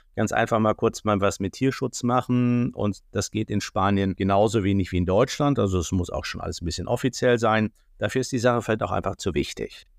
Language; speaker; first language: German; native; German